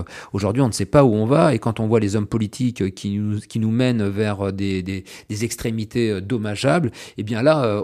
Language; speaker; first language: French; native; French